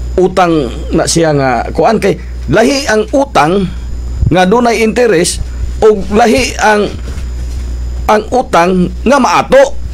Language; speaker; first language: Cebuano; native; Cebuano